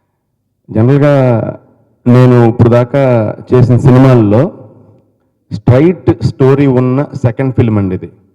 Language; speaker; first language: Telugu; native; Telugu